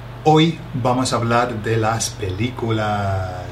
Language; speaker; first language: Spanish; non-native, fluent; English